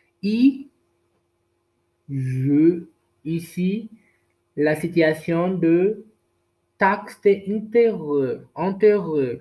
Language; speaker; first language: French; non-native, learner; Portuguese